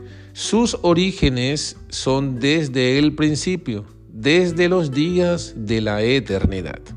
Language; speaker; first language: Spanish; native; Spanish